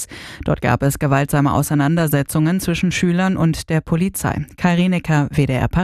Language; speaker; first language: German; native; German